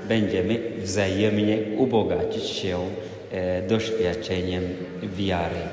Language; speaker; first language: Polish; non-native, fluent; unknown